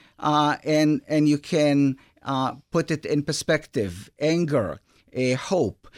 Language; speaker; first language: English; non-native, fluent; Hebrew